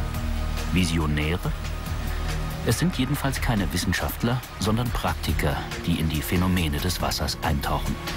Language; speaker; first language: German; native; German